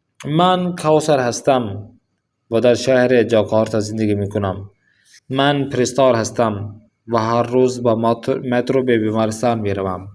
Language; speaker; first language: Persian; non-native, fluent; Urdu